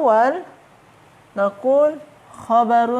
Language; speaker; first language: Arabic; non-native, fluent; Malay